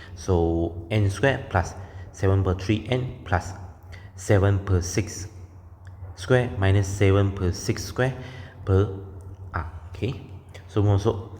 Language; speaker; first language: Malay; non-native, local second language; Chinese